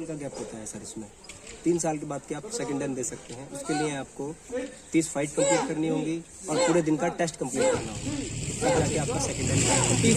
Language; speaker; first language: Hindi; native; Hindi